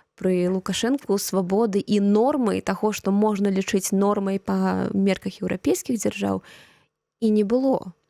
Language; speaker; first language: Belarusian; native; Belarusian